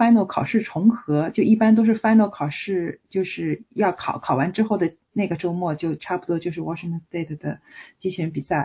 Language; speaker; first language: Chinese; native; Chinese